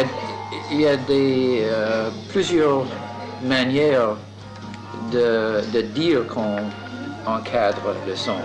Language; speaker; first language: French; non-native, fluent; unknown